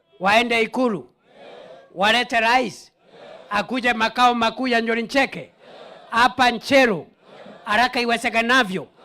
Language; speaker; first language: Swahili; non-native, local second language; Meru